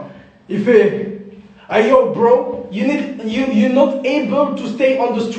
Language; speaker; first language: English; non-native, learner; French